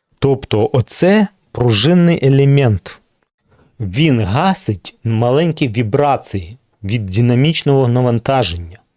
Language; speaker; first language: Ukrainian; non-native, local second language; Russian